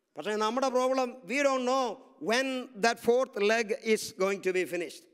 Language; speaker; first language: English; non-native, local second language; Malayalam